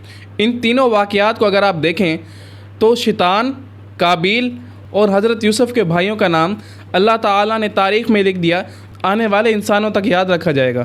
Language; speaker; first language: Urdu; native; Urdu